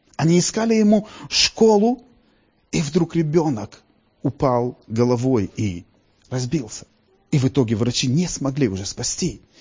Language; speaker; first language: Russian; native; Russian